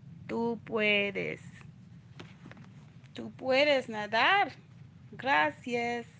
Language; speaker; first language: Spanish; non-native, learner; English